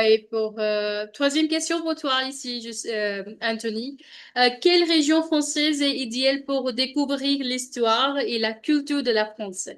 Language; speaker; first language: French; non-native, learner; Hindi